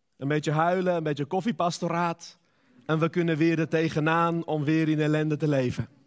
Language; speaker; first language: Dutch; non-native, fluent; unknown